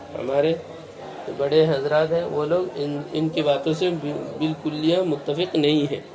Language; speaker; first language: Urdu; non-native, local second language; Manipuri